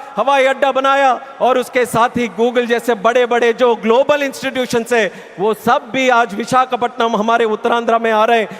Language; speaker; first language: Hindi; non-native, local second language; Telugu